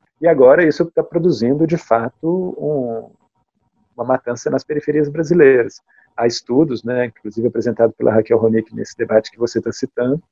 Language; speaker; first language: Portuguese; native; Portuguese